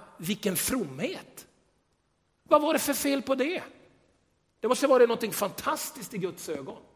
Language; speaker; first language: Swedish; native; Swedish